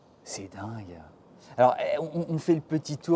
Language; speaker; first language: French; native; French